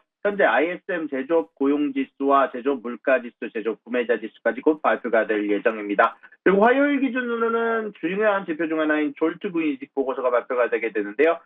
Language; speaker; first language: Korean; native; Korean